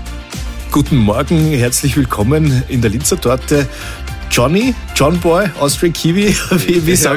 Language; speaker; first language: German; native; German